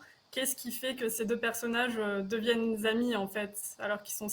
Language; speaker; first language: French; native; French